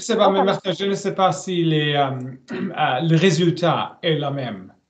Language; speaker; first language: French; non-native, learner; German